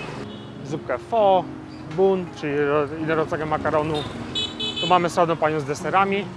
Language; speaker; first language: Polish; native; Polish